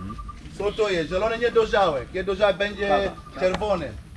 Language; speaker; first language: Polish; non-native, learner; Swahili